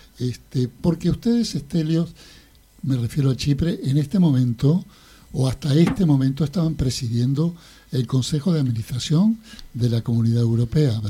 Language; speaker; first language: Spanish; native; Spanish